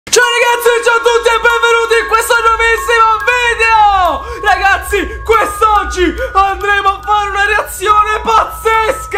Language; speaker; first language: Italian; native; Italian